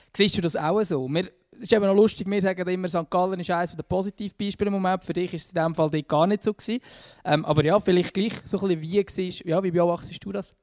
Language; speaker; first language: German; native; German